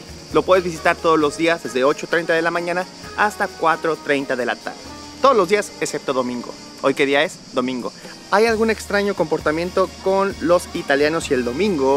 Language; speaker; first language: Spanish; native; Spanish